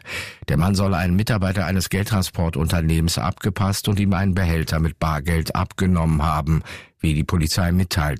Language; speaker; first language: German; native; German